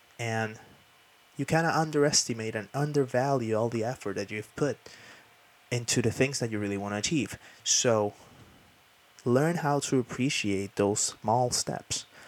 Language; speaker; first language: English; non-native, fluent; Spanish